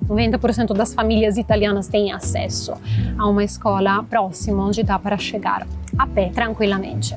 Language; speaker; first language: Portuguese; non-native, fluent; Italian